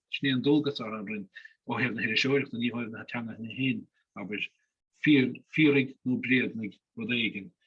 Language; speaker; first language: Irish; native; Irish